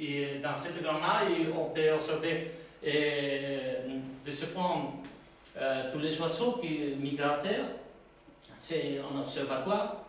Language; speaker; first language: French; non-native, learner; Spanish